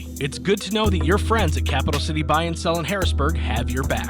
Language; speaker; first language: English; native; English